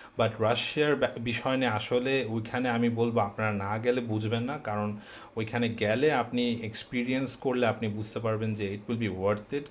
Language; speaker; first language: Bangla; native; Bangla